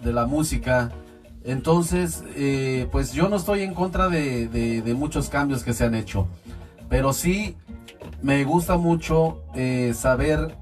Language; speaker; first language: Spanish; native; Spanish